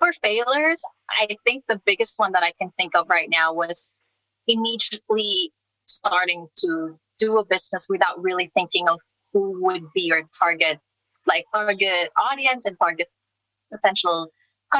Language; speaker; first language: English; non-native, local second language; Filipino